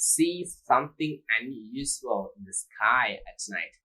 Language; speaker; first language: English; non-native, local second language; Tamil